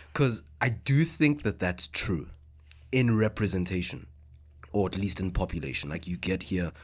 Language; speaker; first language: English; non-native, local second language; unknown